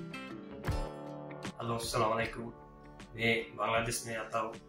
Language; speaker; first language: Hindi; non-native, learner; Bangla